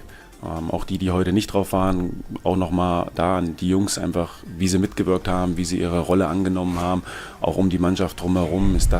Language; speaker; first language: German; native; German